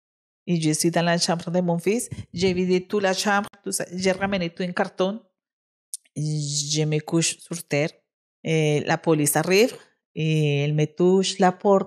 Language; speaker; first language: French; non-native, learner; Spanish